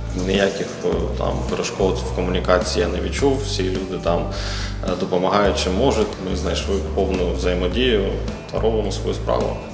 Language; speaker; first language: Ukrainian; native; Ukrainian